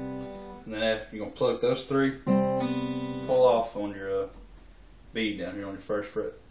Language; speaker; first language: English; native; English